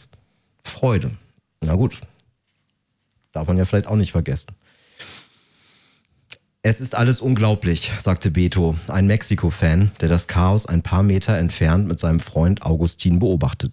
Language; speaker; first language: German; native; German